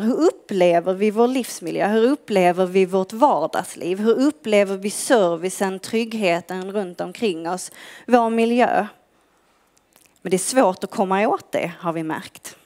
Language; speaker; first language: Swedish; native; Swedish